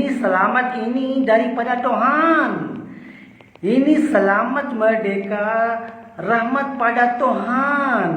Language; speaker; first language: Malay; non-native, learner; Urdu